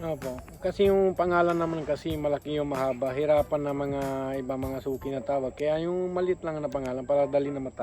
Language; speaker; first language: Filipino; non-native, learner; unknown